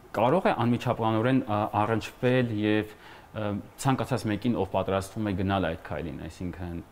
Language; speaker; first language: Armenian; native; Armenian